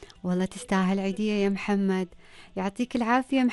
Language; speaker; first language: Arabic; native; Arabic